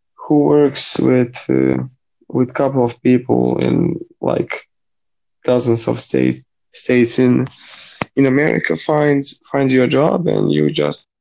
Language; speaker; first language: English; non-native, fluent; Croatian